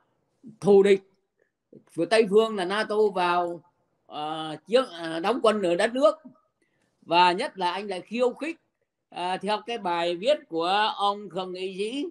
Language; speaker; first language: Vietnamese; native; Vietnamese